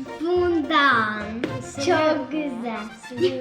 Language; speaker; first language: Turkish; early bilingual, heritage; Turkish